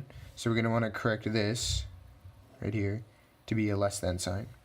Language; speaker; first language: English; native; English